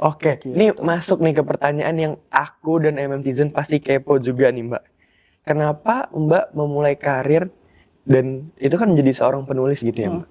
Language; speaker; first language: Indonesian; native; Indonesian